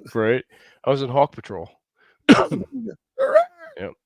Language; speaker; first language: English; native; English